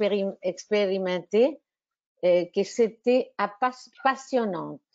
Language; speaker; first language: French; non-native, fluent; Spanish